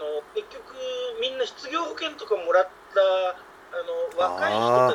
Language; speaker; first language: Japanese; native; Japanese